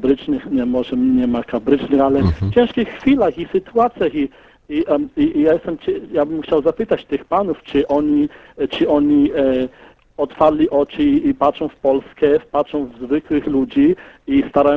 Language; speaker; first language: Polish; early bilingual, heritage; Polish